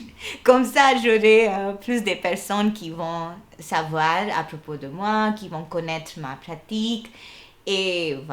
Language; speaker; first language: French; non-native, fluent; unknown